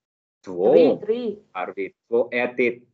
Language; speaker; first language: Swedish; non-native, learner; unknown